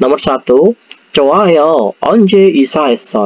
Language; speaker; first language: Korean; non-native, fluent; Indonesian